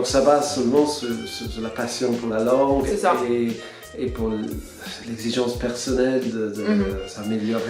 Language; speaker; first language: French; non-native, fluent; English